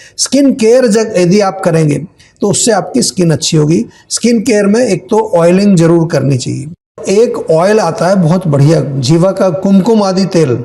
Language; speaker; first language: Hindi; native; Hindi